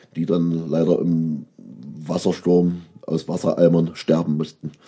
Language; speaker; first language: German; native; German